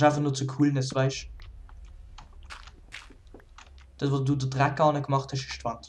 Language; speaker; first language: German; native; German